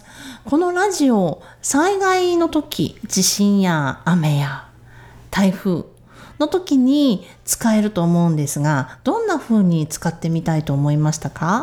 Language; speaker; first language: Japanese; native; Japanese